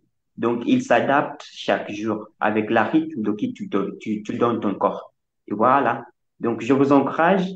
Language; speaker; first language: French; non-native, fluent; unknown